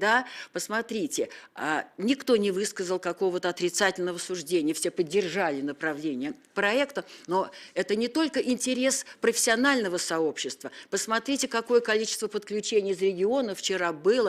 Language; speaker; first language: Russian; native; Russian